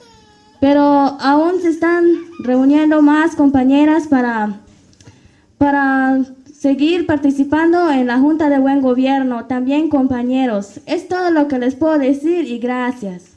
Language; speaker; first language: Spanish; non-native, local second language; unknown